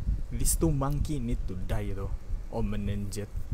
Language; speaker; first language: English; non-native, local second language; Malay